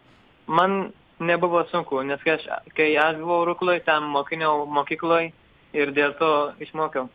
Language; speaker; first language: Lithuanian; non-native, learner; Arabic